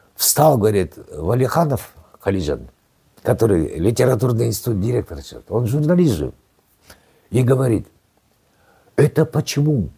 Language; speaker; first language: Russian; non-native, local second language; Kazakh